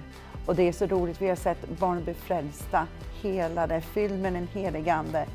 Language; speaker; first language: Swedish; non-native, fluent; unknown